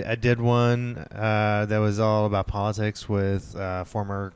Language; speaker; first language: English; non-native, fluent; French